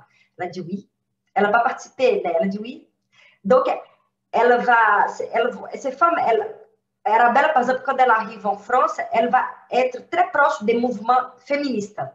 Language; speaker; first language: French; non-native, fluent; Portuguese